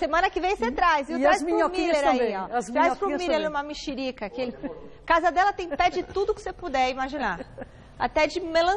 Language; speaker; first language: Portuguese; native; Portuguese